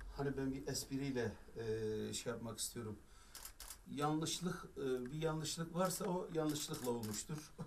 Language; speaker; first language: Turkish; native; Turkish